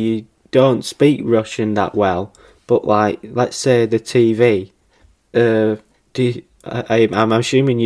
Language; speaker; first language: English; native; English